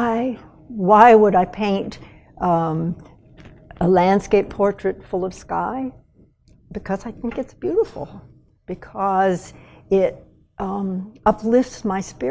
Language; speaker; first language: English; native; English